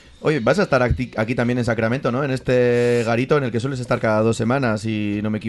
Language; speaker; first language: Spanish; native; Spanish